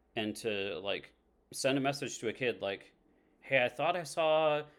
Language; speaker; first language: English; native; English